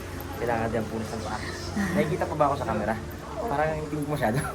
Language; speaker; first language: Filipino; native; Filipino